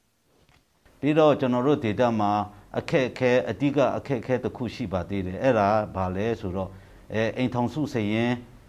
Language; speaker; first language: Burmese; non-native, local second language; Lahu